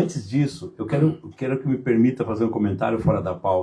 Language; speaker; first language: Portuguese; native; Portuguese